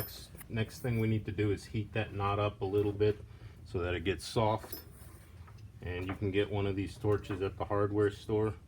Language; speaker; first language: English; native; English